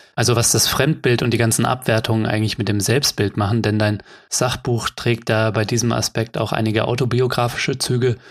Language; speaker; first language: German; native; German